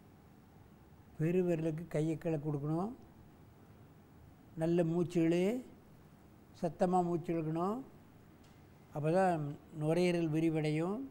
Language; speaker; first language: Tamil; native; Tamil